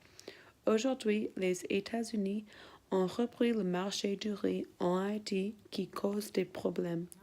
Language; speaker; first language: French; non-native, learner; English